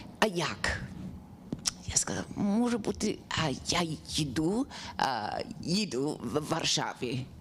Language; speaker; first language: Ukrainian; non-native, learner; English